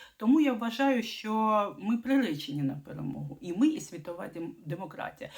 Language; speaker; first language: Ukrainian; non-native, local second language; Russian